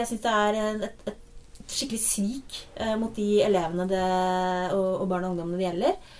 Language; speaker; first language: Norwegian; native; Norwegian